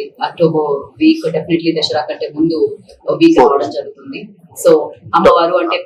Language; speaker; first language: Telugu; native; Telugu